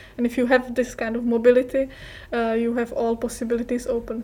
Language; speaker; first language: English; non-native, fluent; Czech